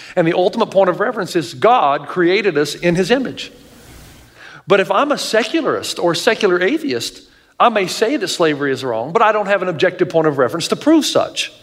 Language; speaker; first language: English; native; English